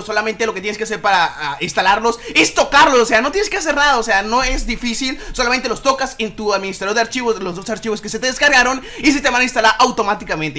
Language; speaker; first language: Spanish; native; Spanish